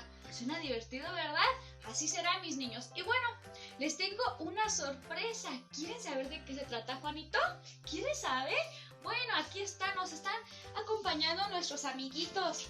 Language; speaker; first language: Spanish; native; Spanish